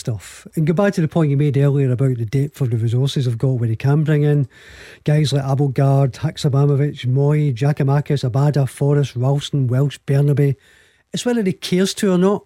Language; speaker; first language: English; native; English